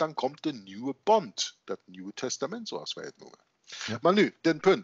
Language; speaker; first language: Dutch; non-native, fluent; German